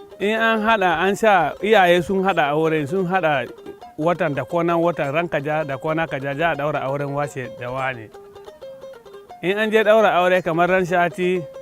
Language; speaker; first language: Hausa; non-native, local second language; Fula